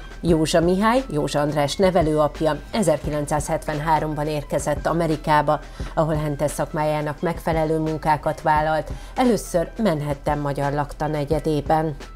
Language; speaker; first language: Hungarian; native; Hungarian